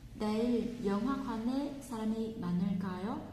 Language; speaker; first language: Korean; non-native, fluent; Vietnamese